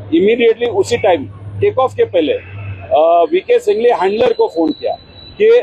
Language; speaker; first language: Hindi; non-native, local second language; Marathi